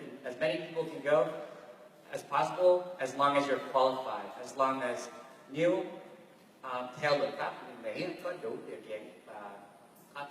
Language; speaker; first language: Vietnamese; early bilingual, heritage; Vietnamese